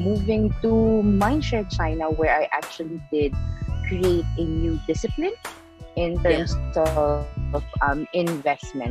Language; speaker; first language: English; non-native, local second language; Filipino